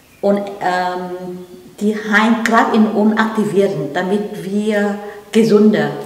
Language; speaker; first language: German; non-native, learner; Vietnamese